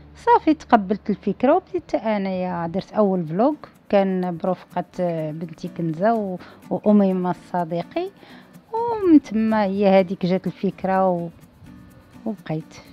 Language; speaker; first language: Arabic; native; Arabic